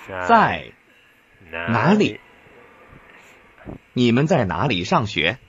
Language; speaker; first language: Chinese; non-native, learner; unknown